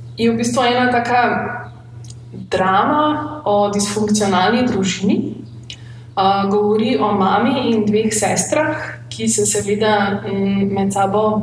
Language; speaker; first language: Slovenian; native; Slovenian